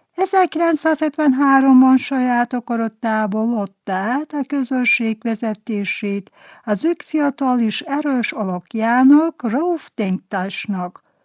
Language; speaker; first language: Hungarian; non-native, fluent; Turkish